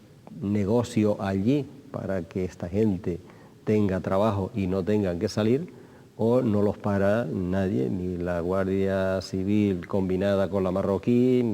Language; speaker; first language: Spanish; native; Spanish